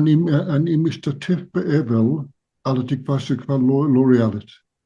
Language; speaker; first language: Hebrew; non-native, fluent; English